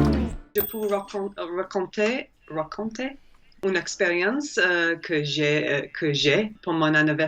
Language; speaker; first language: French; non-native, learner; English